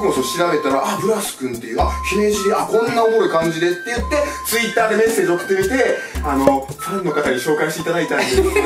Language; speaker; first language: Japanese; early bilingual, other home language; French